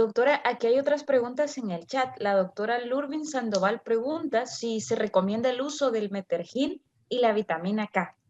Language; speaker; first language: Spanish; native; Spanish